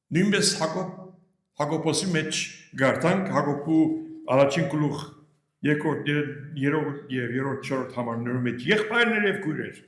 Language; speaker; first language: Armenian; early bilingual, heritage; Armenian